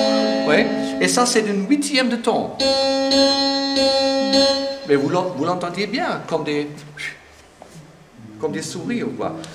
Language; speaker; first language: French; non-native, fluent; German